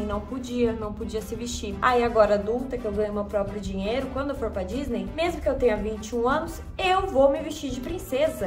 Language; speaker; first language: Portuguese; native; Portuguese